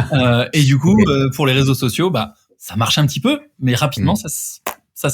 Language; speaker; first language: French; native; French